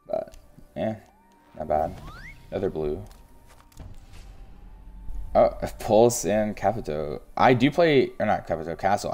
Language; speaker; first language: English; native; English